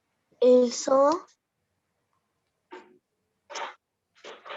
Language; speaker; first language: French; non-native, learner; Arabic